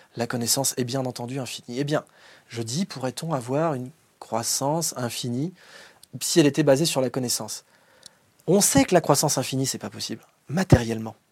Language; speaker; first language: French; native; French